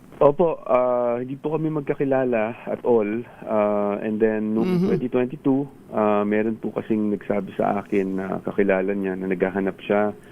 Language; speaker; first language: Filipino; native; Filipino